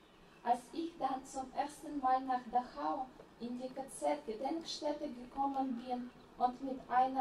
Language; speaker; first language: German; non-native, fluent; Russian